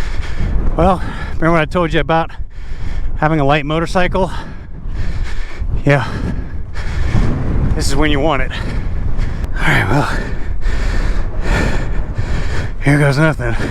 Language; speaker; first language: English; native; English